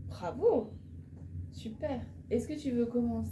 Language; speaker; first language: French; native; French